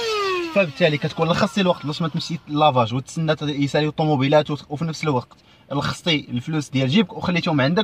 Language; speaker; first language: Arabic; native; Arabic